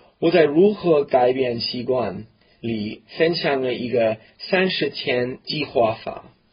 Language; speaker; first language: Chinese; non-native, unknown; English